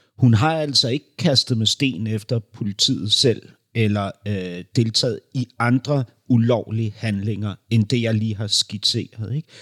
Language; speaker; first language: Danish; native; Danish